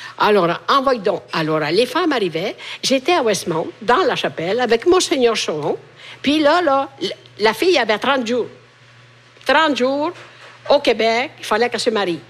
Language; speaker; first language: French; non-native, fluent; Italian